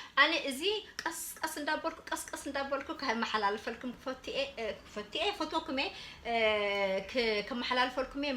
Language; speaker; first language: Tigrinya; early bilingual, heritage; Tigrinya